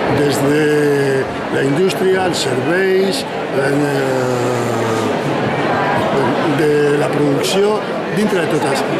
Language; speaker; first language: Catalan; non-native, local second language; Spanish